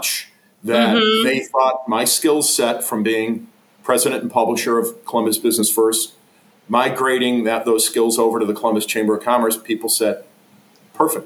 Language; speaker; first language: English; native; English